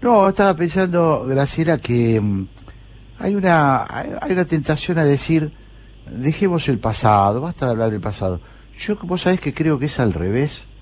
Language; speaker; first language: Spanish; native; Spanish